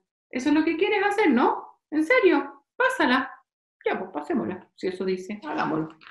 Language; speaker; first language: Spanish; native; Spanish